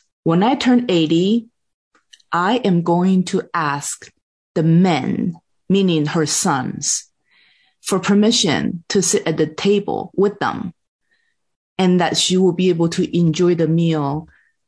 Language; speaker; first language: English; non-native, fluent; Chinese